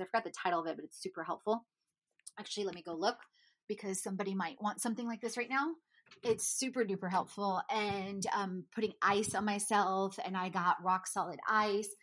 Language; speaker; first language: English; early bilingual, other home language; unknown